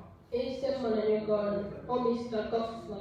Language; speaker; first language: Finnish; non-native, fluent; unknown